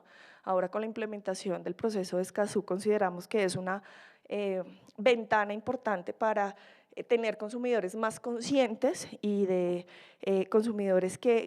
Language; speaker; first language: Spanish; native; Spanish